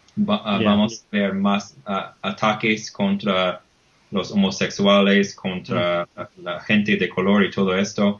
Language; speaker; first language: Spanish; non-native, fluent; English